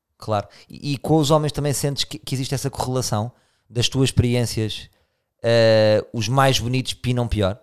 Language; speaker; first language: Portuguese; native; Portuguese